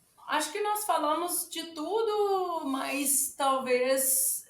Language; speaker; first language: Portuguese; non-native, fluent; Ukrainian